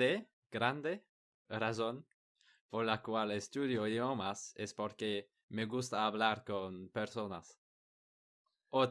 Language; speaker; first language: Spanish; non-native, learner; English